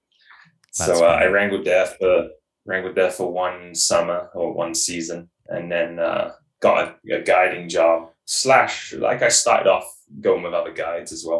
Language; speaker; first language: English; native; English